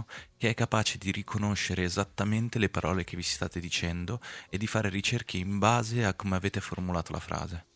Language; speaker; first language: Italian; native; Italian